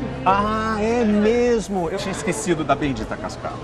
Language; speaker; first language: Portuguese; native; Portuguese